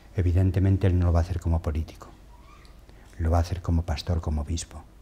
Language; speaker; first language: Spanish; native; Spanish